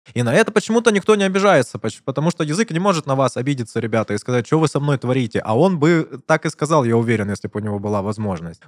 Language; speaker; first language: Russian; native; Russian